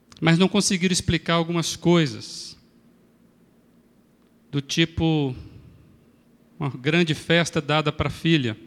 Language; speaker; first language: Portuguese; native; Portuguese